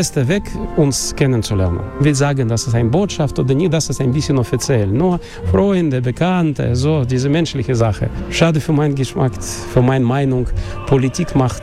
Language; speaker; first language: German; non-native, learner; Russian